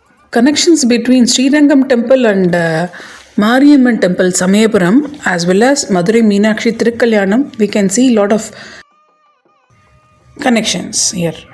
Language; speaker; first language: English; non-native, local second language; Tamil